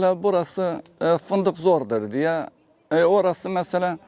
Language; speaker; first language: Turkish; non-native, local second language; Kurdish